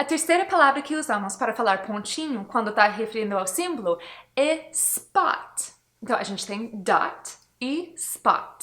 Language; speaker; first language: Portuguese; non-native, fluent; English